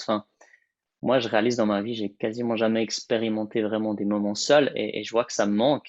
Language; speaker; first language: French; native; French